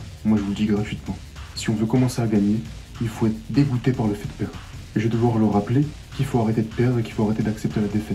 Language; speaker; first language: French; native; French